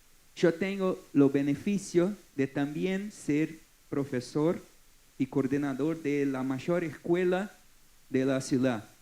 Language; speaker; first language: Spanish; non-native, fluent; Portuguese